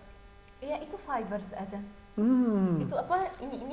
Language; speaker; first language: Indonesian; non-native, learner; Arabic